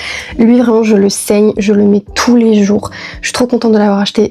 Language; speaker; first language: French; native; French